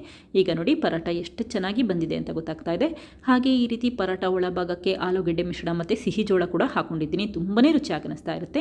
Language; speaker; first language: Kannada; native; Kannada